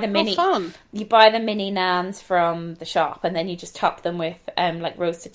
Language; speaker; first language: English; native; English